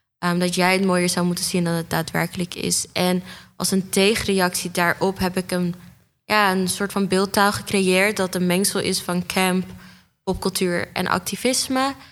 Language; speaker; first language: Dutch; native; Dutch